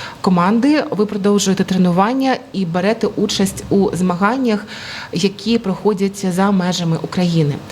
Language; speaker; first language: Ukrainian; native; Ukrainian